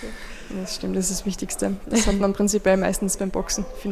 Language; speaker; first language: German; native; German